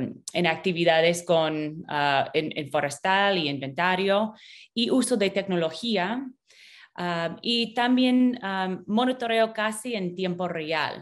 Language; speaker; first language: Spanish; non-native, fluent; English